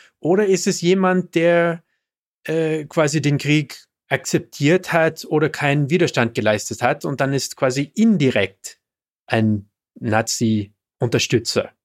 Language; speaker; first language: German; non-native, fluent; English